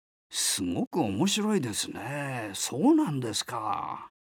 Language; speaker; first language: Japanese; native; Japanese